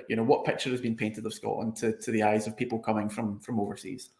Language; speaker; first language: English; native; English